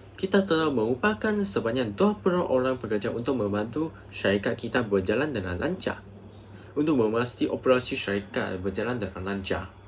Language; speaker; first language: Malay; non-native, local second language; Chinese